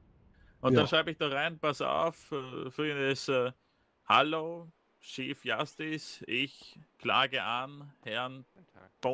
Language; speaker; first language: German; native; German